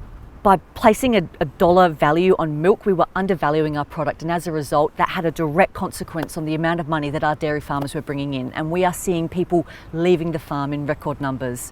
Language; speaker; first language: English; native; English